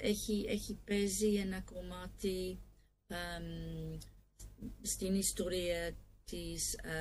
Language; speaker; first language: Greek; non-native, learner; English